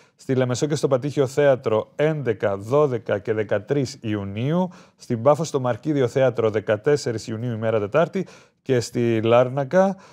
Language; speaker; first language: Greek; native; Greek